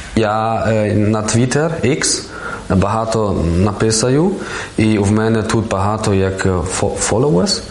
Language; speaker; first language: Ukrainian; non-native, learner; German